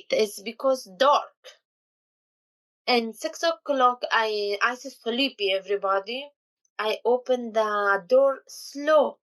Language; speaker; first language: English; non-native, learner; Kurdish